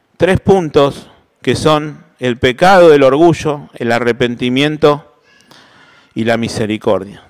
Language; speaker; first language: Spanish; native; Spanish